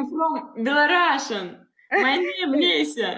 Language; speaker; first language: English; non-native, learner; Russian